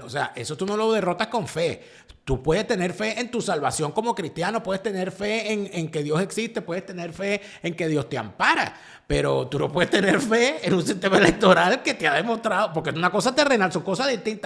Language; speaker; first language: Spanish; native; Spanish